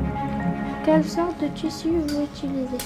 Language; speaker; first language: French; non-native, learner; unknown